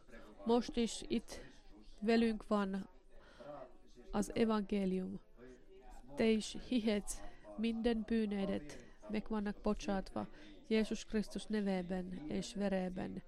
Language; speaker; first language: Hungarian; non-native, learner; Finnish